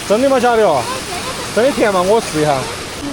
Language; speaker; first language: Chinese; native; Chinese